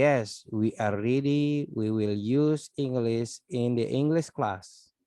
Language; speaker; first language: English; non-native, learner; Indonesian